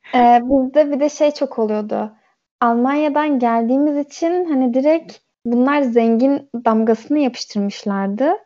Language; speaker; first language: Turkish; early bilingual, heritage; Turkish